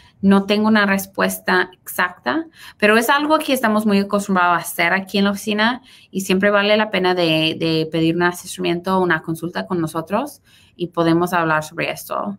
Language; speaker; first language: Spanish; early bilingual, heritage; Spanish